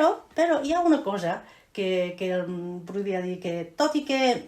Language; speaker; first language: Catalan; non-native, fluent; Chinese